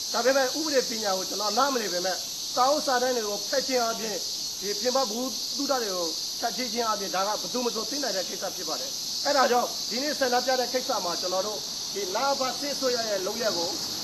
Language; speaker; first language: Burmese; native; Burmese